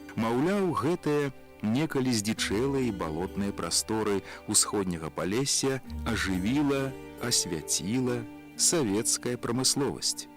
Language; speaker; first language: Belarusian; native; Belarusian